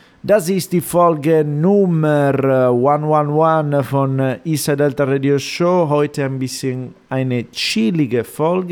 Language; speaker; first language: German; non-native, fluent; Italian